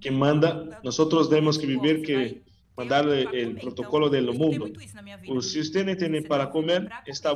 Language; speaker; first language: Spanish; non-native, learner; Portuguese